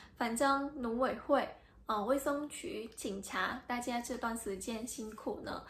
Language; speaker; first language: Chinese; non-native, fluent; Vietnamese